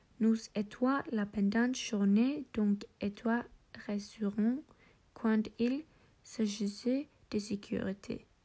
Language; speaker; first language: French; non-native, learner; English